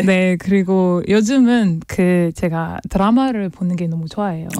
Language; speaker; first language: Korean; non-native, learner; French